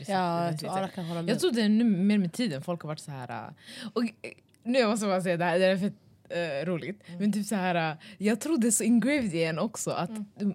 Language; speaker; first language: Swedish; early bilingual, other home language; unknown